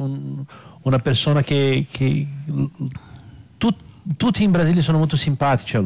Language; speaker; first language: Italian; non-native, fluent; Portuguese